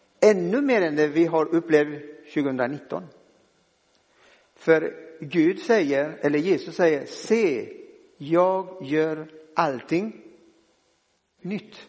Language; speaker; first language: Swedish; non-native, fluent; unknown